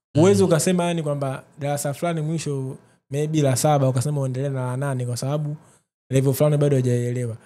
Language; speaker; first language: Swahili; native; Swahili